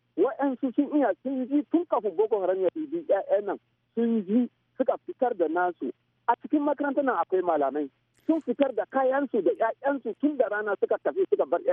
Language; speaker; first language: Hausa; non-native, local second language; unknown